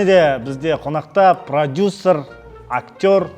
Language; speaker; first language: Kazakh; native; Kazakh